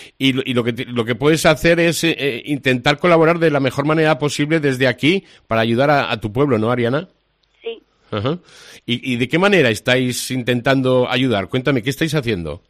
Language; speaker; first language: Spanish; native; Spanish